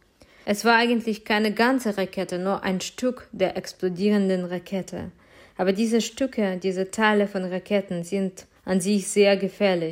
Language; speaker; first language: German; non-native, fluent; Ukrainian